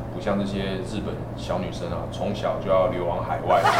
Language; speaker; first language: Chinese; native; Chinese